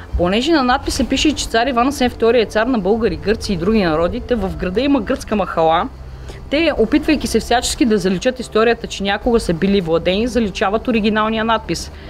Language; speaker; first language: Bulgarian; native; Bulgarian